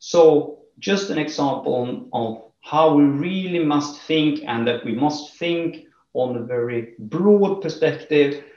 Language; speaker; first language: English; non-native, fluent; Swedish